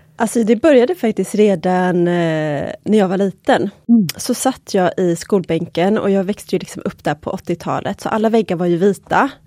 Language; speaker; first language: Swedish; early bilingual, other home language; Polish